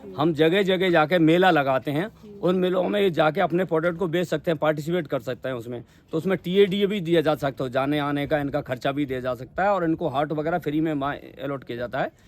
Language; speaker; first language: Hindi; native; Hindi